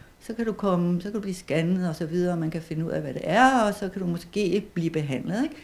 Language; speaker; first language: Danish; native; Danish